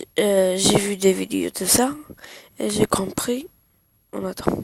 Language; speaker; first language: French; non-native, learner; Arabic